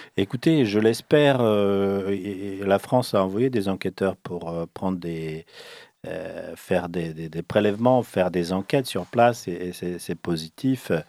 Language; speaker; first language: French; early bilingual, other home language; Bosnian